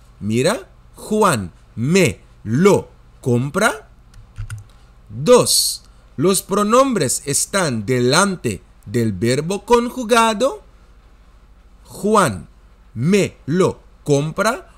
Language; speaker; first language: Spanish; non-native, fluent; Dutch